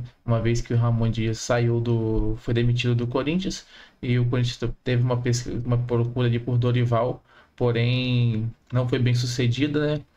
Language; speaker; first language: Portuguese; native; Portuguese